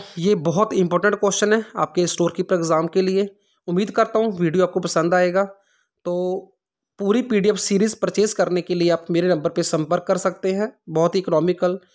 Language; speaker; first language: Hindi; non-native, local second language; Punjabi